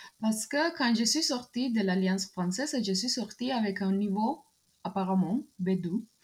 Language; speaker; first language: French; non-native, fluent; Spanish